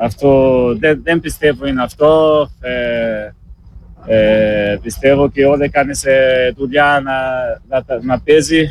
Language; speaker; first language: Greek; non-native, learner; Portuguese